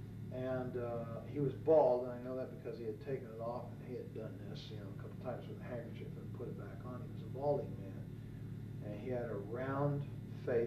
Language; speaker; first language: English; native; English